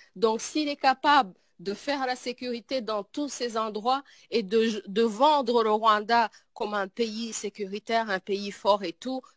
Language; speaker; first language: French; non-native, local second language; Kinyarwanda